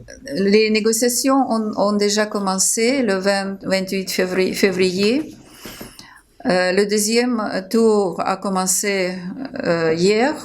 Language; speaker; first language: French; non-native, fluent; Ukrainian